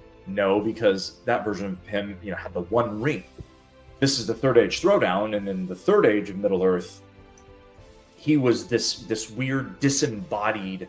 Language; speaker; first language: English; native; English